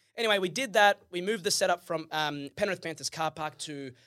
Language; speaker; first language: English; early bilingual, other home language; Arabic